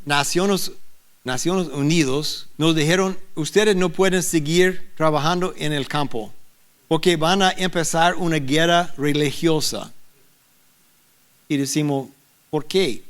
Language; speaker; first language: Spanish; non-native, learner; English